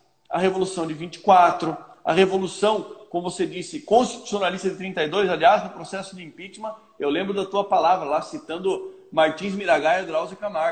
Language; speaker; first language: Portuguese; native; Portuguese